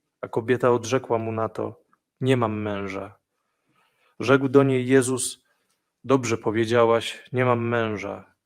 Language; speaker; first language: Polish; native; Polish